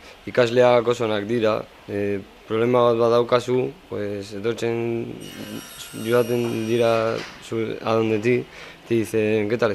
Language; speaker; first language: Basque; non-native, local second language; Spanish